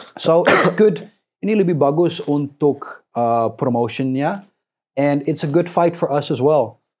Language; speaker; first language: Indonesian; non-native, fluent; English